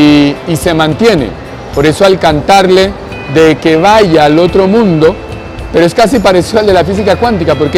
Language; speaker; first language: Spanish; native; Spanish